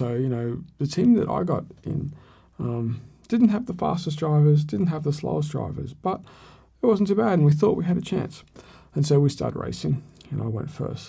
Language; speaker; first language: English; native; English